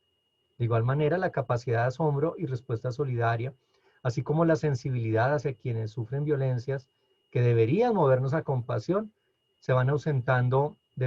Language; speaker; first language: Spanish; native; Spanish